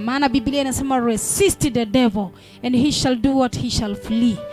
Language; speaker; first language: English; non-native, local second language; Swahili